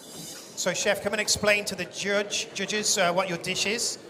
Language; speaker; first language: English; native; English